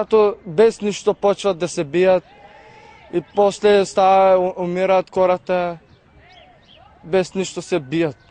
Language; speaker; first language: Bulgarian; non-native, local second language; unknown